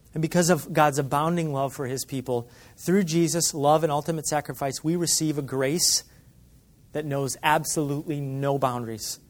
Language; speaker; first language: English; native; English